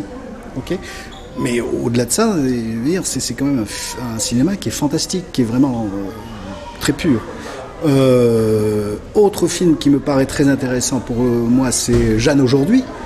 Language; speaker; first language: French; native; French